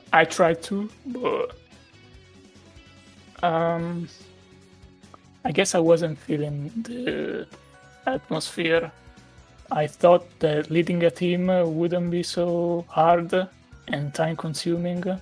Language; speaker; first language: English; non-native, fluent; Italian